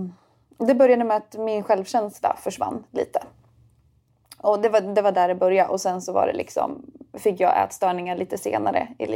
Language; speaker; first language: Swedish; native; Swedish